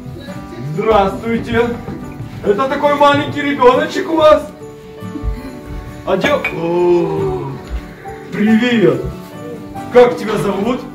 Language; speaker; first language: Russian; native; Russian